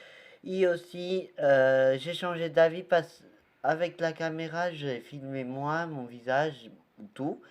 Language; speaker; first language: French; non-native, learner; Portuguese